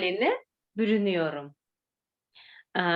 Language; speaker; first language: Turkish; non-native, fluent; Kyrgyz